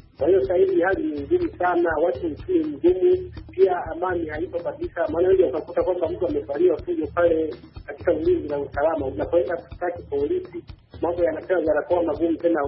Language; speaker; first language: Swahili; non-native, local second language; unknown